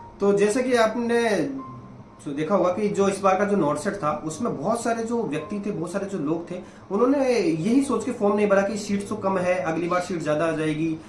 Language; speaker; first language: Hindi; native; Hindi